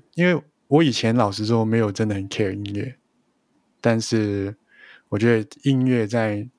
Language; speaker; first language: Chinese; non-native, local second language; Cantonese